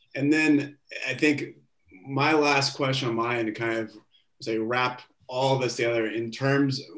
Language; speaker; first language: English; native; English